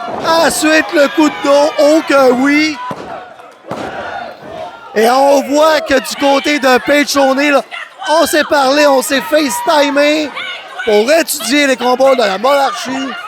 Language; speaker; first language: French; native; French